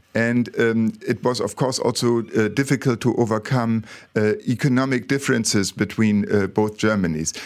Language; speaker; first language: English; non-native, fluent; German